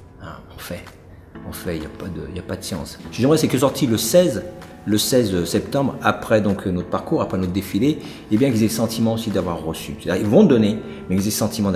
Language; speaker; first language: French; native; French